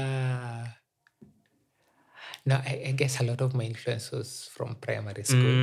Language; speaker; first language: English; non-native, local second language; Meru